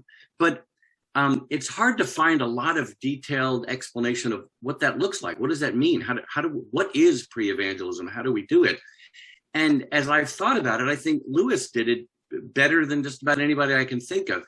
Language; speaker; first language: English; native; English